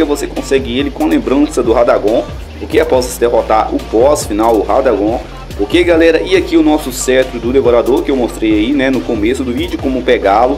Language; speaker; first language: Portuguese; native; Portuguese